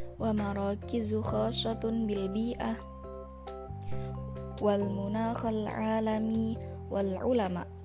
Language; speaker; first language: Arabic; non-native, learner; Indonesian